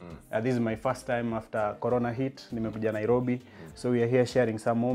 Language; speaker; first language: English; non-native, local second language; Luo (Kenya and Tanzania)